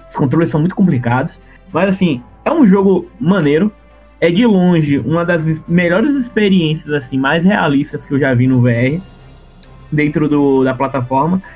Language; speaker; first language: Portuguese; native; Portuguese